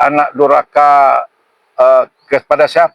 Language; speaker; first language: Indonesian; non-native, local second language; Minangkabau